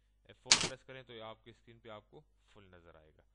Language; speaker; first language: Urdu; native; Urdu